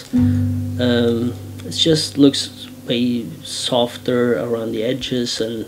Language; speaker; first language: English; non-native, fluent; Norwegian